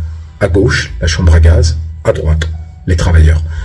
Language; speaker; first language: French; native; French